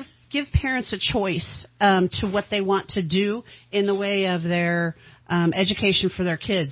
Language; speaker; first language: English; native; English